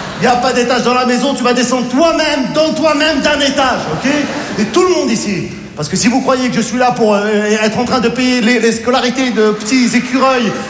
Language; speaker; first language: French; native; French